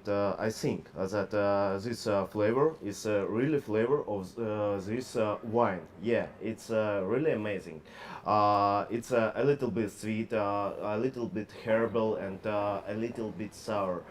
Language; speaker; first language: English; non-native, learner; Russian